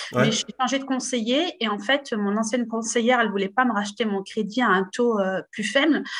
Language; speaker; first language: French; native; French